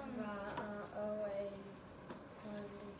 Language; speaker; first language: French; non-native, learner; English